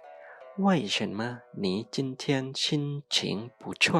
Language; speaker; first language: Chinese; non-native, fluent; Lao